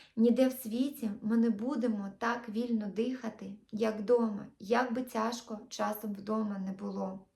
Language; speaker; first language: Ukrainian; non-native, local second language; Russian